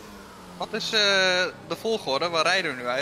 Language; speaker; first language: Dutch; native; Dutch